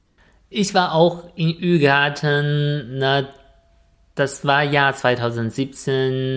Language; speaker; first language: German; non-native, fluent; Chinese